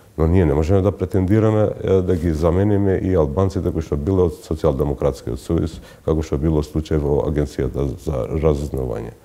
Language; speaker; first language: Macedonian; non-native, local second language; Albanian